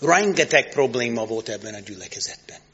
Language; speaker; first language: Hungarian; non-native, learner; English